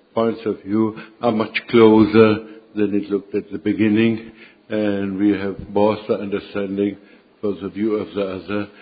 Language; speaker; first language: English; non-native, fluent; Czech